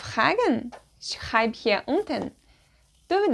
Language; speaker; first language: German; non-native, fluent; Portuguese